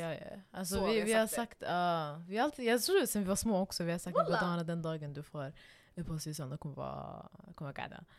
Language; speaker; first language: Swedish; non-native, local second language; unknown